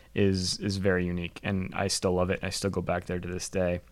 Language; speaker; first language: English; native; English